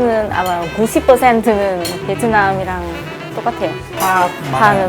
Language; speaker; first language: Korean; non-native, fluent; Vietnamese